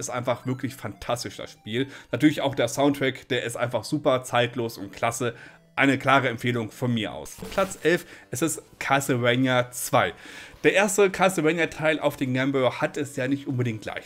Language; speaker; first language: German; native; German